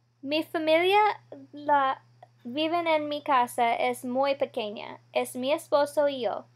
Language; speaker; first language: Spanish; non-native, learner; English